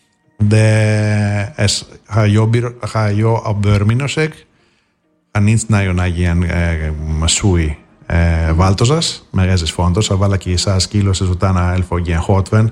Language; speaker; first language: Hungarian; non-native, fluent; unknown